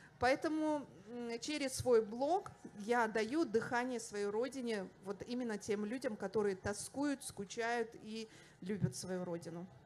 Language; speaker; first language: Russian; non-native, local second language; Avaric